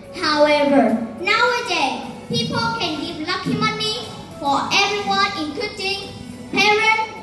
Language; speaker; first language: English; non-native, fluent; Vietnamese